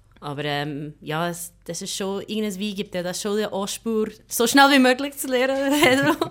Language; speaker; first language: German; non-native, fluent; English